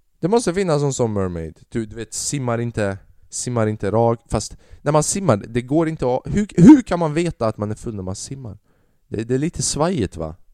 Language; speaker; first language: Swedish; early bilingual, other home language; Albanian